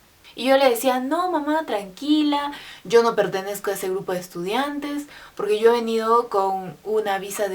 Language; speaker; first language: Spanish; native; Spanish